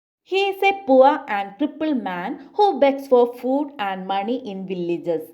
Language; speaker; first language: English; non-native, local second language; Malayalam